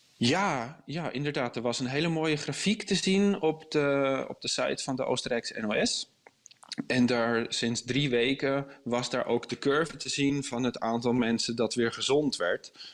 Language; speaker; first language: Dutch; native; Dutch